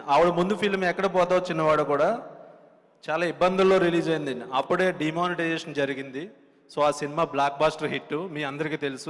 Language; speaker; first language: Telugu; native; Telugu